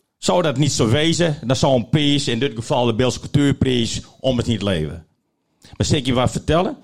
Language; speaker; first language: Dutch; non-native, local second language; Western Frisian